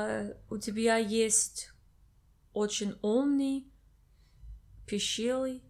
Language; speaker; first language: Russian; non-native, learner; English